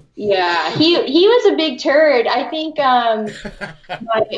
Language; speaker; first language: English; early bilingual, other home language; Filipino